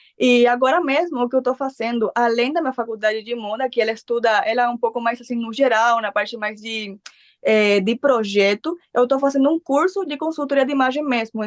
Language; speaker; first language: Portuguese; non-native, fluent; Spanish